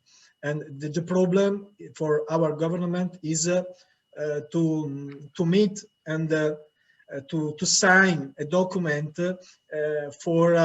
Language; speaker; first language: English; non-native, learner; Italian